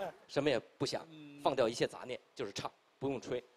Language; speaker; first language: Chinese; native; Chinese